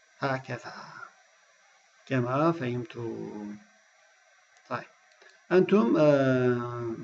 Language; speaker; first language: Arabic; non-native, fluent; Turkish